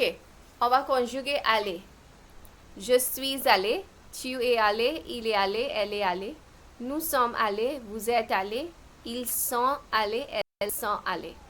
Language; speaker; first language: French; non-native, fluent; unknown